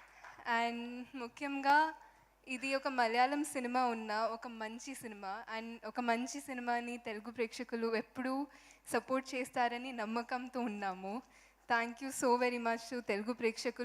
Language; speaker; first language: Telugu; non-native, local second language; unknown